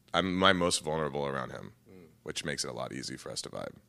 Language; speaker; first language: English; native; English